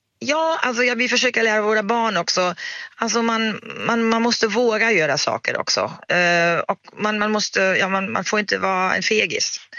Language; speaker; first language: Swedish; non-native, fluent; German